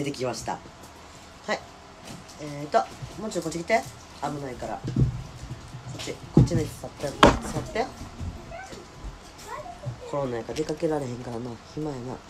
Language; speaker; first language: Japanese; native; Japanese